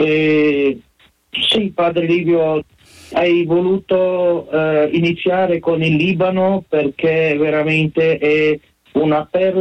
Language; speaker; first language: Italian; non-native, fluent; Arabic